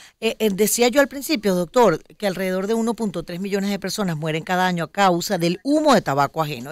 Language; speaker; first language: Spanish; native; Spanish